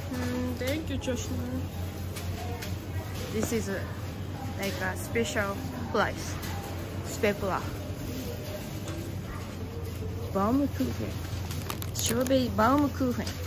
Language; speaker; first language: English; non-native, learner; Japanese